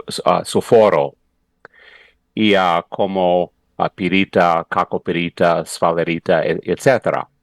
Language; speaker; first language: Spanish; non-native, fluent; English